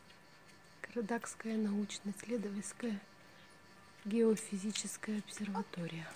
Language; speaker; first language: Russian; native; Russian